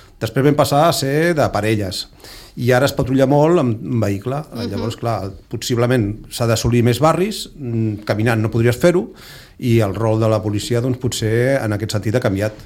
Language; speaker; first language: Catalan; native; Catalan